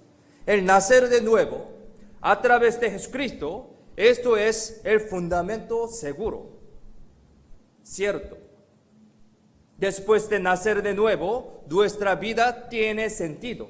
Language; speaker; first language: Spanish; non-native, fluent; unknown